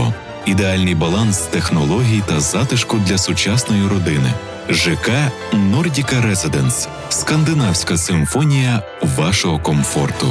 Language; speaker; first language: Ukrainian; native; Ukrainian